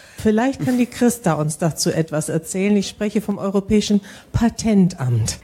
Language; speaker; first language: German; native; German